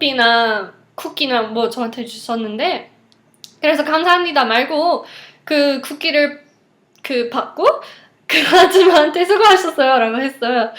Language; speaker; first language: Korean; non-native, fluent; English